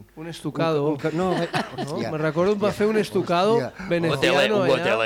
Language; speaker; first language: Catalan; non-native, local second language; Spanish